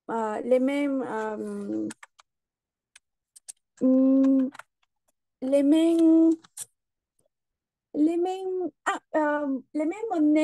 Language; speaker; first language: French; non-native, learner; Spanish